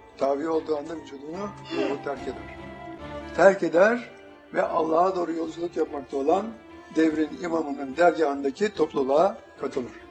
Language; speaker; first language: Turkish; native; Turkish